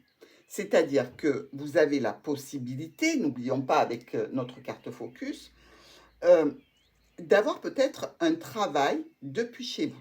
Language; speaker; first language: French; native; French